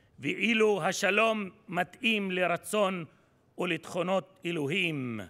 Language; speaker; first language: Hebrew; non-native, local second language; Arabic